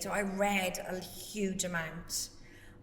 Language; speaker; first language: English; native; English